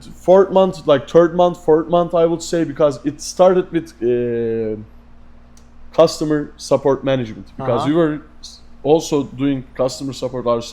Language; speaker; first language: English; non-native, fluent; Turkish